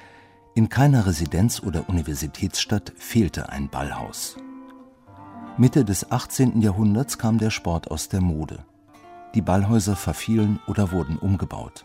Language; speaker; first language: German; native; German